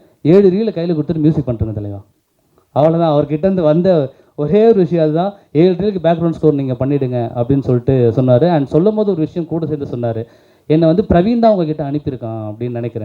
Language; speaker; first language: Tamil; native; Tamil